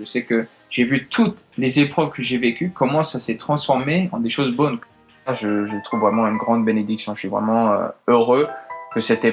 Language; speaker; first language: French; early bilingual, heritage; French